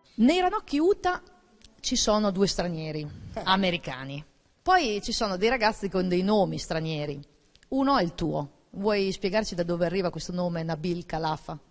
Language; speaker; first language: Italian; native; Italian